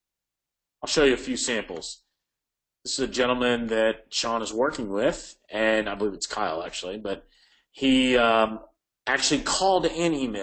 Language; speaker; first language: English; native; English